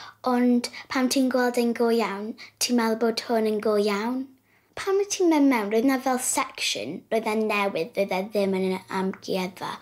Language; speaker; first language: Welsh; non-native, local second language; English